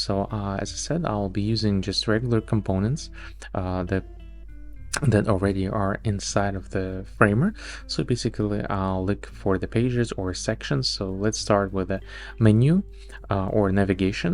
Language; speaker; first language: English; non-native, fluent; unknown